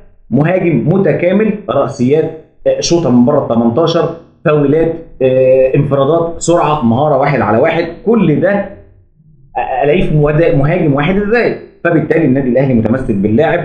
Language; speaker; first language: Arabic; native; Arabic